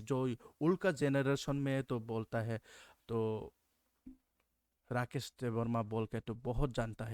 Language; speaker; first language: Hindi; non-native, local second language; Kok Borok